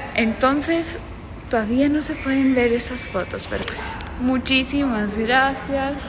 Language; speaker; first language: Spanish; native; Spanish